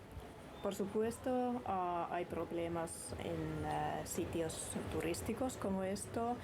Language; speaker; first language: Spanish; non-native, learner; Finnish